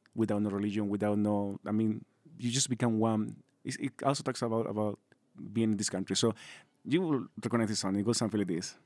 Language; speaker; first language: English; non-native, fluent; Spanish